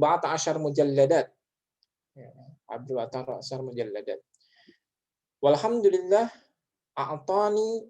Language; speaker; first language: Arabic; non-native, fluent; Indonesian